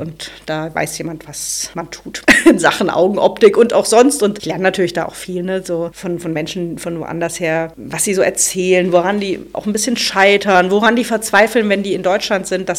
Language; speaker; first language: German; native; German